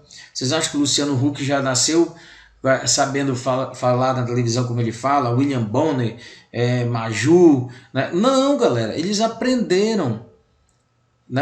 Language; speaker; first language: Portuguese; native; Portuguese